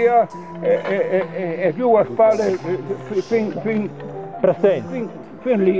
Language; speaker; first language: Italian; non-native, local second language; Friulian